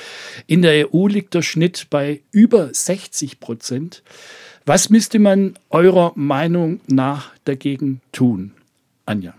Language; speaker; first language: German; native; German